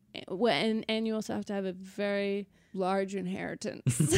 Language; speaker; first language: English; native; English